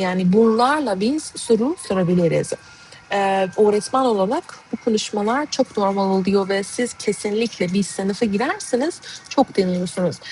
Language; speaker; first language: Turkish; non-native, fluent; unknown